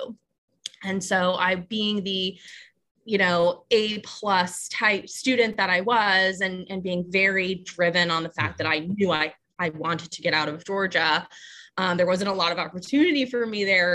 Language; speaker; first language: English; native; English